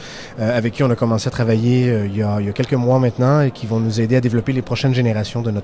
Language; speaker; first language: French; native; French